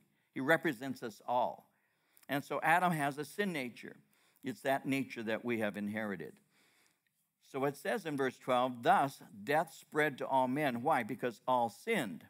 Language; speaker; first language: English; native; English